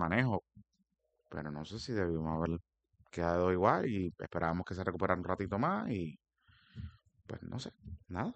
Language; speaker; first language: Spanish; native; Spanish